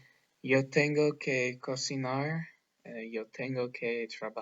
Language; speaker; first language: Spanish; non-native, learner; English